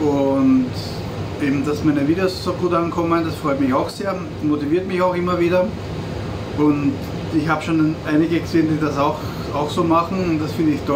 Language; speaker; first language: German; native; German